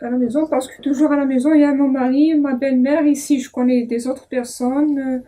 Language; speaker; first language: French; non-native, learner; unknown